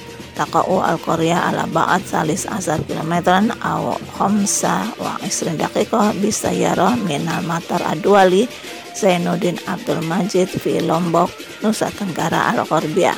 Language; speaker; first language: Arabic; non-native, fluent; Indonesian